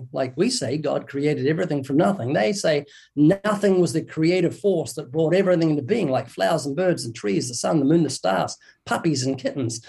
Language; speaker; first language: English; native; English